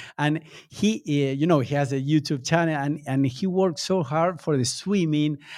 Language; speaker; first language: English; non-native, fluent; Spanish